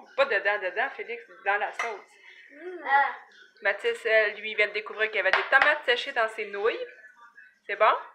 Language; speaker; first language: French; native; French